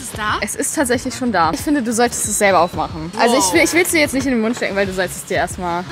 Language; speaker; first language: German; native; German